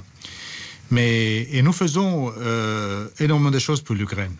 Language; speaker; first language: French; non-native, fluent; Romanian